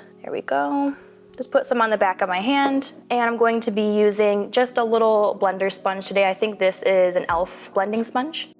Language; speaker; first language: English; native; English